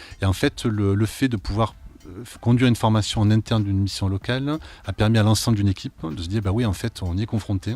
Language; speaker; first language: French; native; French